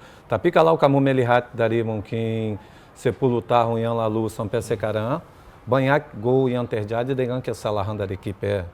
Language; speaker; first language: Indonesian; non-native, fluent; Portuguese